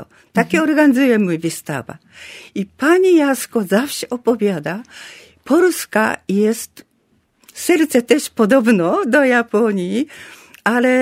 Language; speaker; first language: Polish; non-native, learner; Japanese